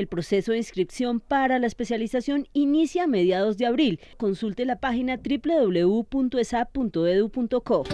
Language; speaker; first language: Spanish; native; Spanish